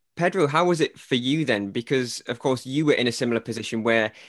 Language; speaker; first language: English; native; English